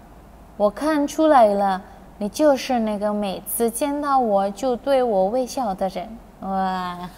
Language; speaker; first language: Chinese; non-native, fluent; Indonesian